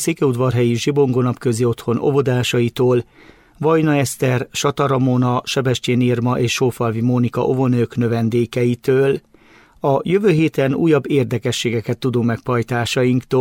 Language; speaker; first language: Hungarian; native; Hungarian